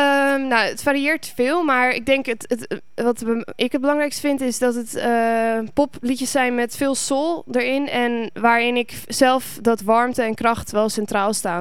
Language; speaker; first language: Dutch; native; Dutch